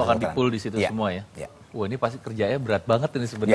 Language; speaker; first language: Indonesian; native; Indonesian